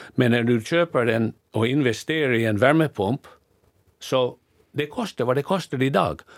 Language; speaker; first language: Swedish; non-native, fluent; English